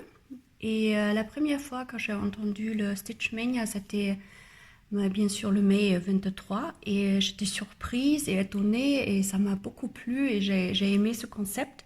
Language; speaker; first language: French; non-native, learner; German